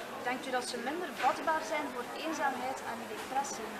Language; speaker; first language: Dutch; native; Dutch